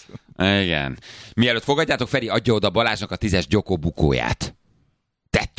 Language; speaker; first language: Hungarian; native; Hungarian